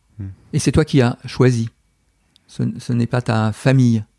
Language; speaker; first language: French; non-native, learner; English